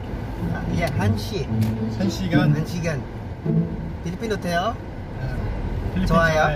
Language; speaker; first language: Korean; non-native, learner; Filipino